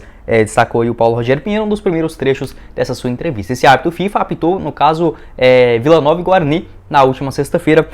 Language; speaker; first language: Portuguese; native; Portuguese